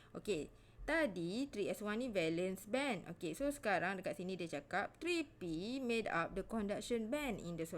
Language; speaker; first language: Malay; native; Malay